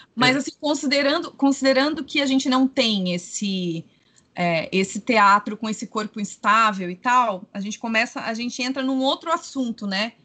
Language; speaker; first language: Portuguese; native; Portuguese